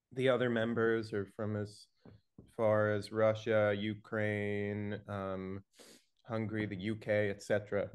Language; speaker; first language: English; native; English